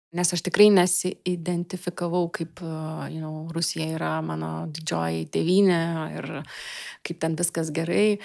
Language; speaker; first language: Lithuanian; non-native, local second language; Russian